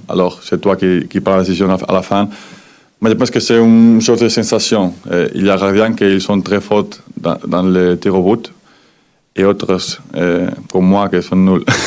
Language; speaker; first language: French; non-native, fluent; Spanish